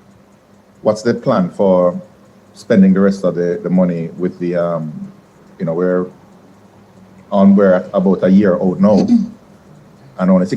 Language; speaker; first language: English; native; English